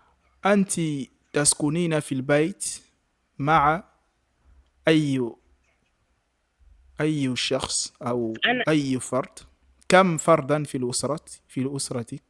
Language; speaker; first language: Arabic; non-native, fluent; French